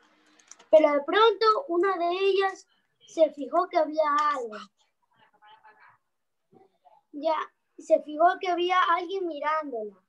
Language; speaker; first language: Spanish; native; Spanish